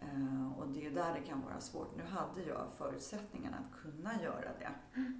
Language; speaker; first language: Swedish; early bilingual, heritage; Swedish